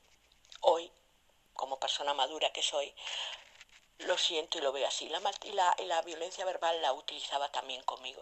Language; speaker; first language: Spanish; native; Spanish